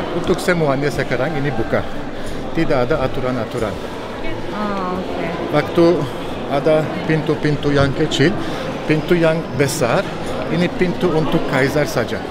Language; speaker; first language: Indonesian; non-native, fluent; Turkish